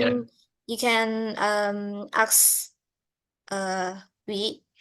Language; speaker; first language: English; non-native, learner; Indonesian